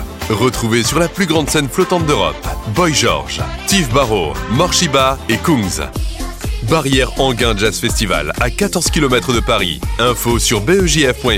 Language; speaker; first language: French; native; French